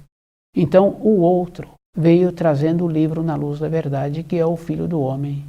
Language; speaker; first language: Portuguese; native; Portuguese